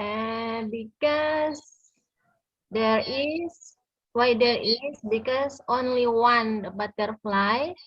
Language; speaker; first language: English; non-native, learner; Indonesian